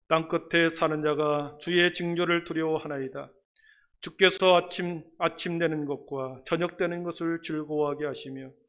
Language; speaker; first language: Korean; native; Korean